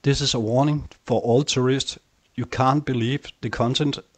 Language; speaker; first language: English; non-native, fluent; Danish